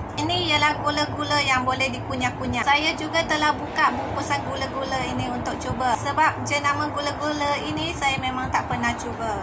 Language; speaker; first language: Malay; non-native, local second language; Chinese